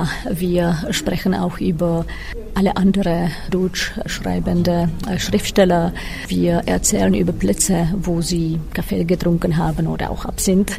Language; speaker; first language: German; non-native, fluent; Czech